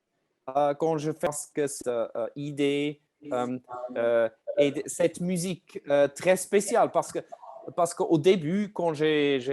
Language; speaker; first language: French; non-native, learner; German